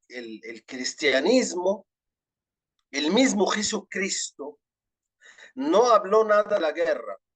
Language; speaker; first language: Spanish; non-native, fluent; Arabic